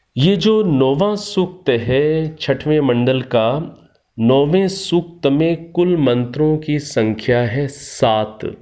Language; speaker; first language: Hindi; native; Hindi